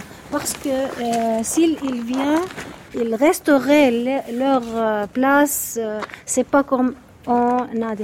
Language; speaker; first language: French; non-native, learner; Arabic